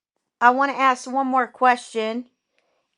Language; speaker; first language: English; native; English